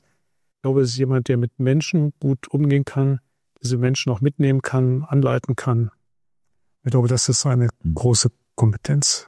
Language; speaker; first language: German; native; German